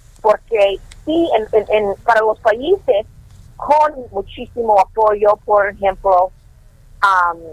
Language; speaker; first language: Spanish; non-native, fluent; English